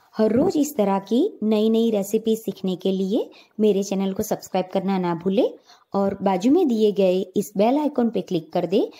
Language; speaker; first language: Hindi; non-native, local second language; Gujarati